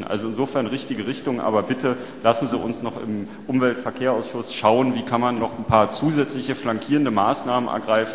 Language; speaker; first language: German; native; German